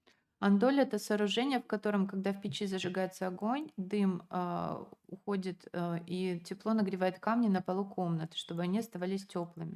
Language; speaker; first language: Russian; native; Russian